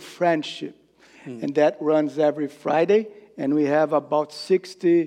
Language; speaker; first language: English; non-native, fluent; Portuguese